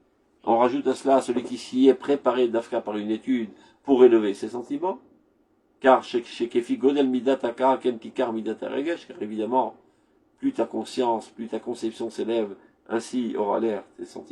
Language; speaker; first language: French; native; French